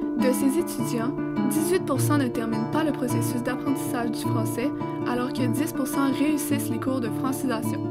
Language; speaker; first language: French; native; French